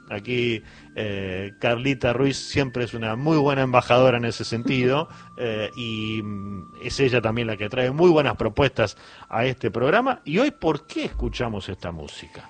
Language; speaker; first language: Spanish; native; Spanish